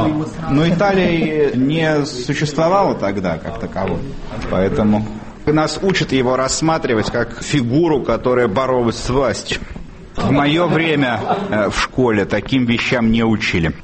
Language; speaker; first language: Russian; native; Russian